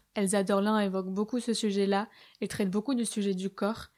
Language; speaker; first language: French; native; French